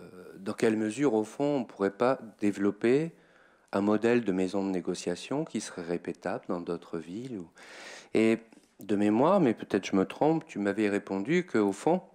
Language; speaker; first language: French; native; French